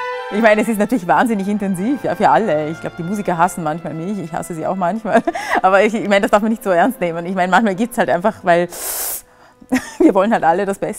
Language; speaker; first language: German; native; German